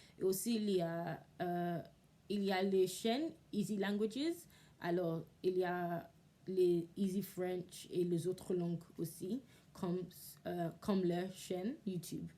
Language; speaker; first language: French; non-native, learner; English